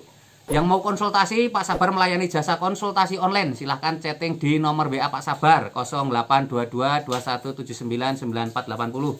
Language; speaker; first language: Indonesian; native; Indonesian